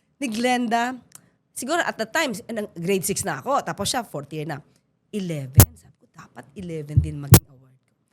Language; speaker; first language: Filipino; native; Filipino